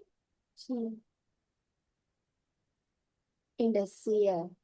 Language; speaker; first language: English; non-native, learner; Vietnamese